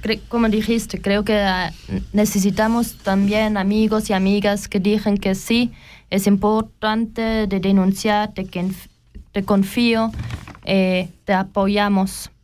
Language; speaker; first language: Spanish; non-native, learner; German